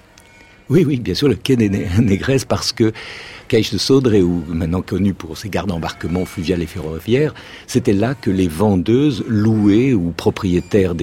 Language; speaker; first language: French; native; French